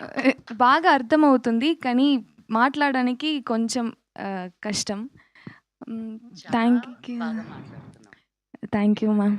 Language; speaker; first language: Telugu; non-native, local second language; Tamil